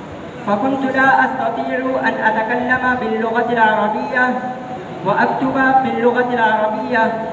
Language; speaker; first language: Arabic; non-native, learner; Urdu